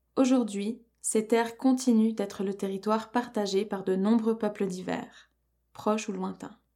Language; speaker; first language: French; native; French